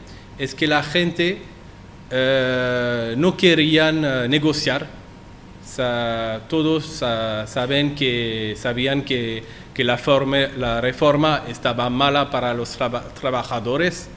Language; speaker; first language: Spanish; non-native, learner; French